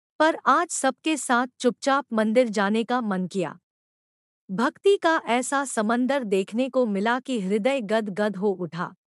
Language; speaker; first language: Hindi; native; Hindi